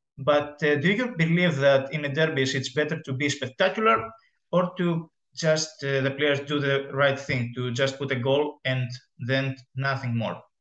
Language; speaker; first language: English; non-native, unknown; Greek